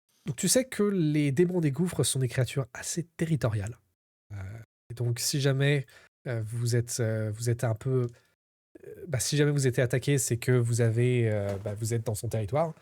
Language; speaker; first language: French; native; French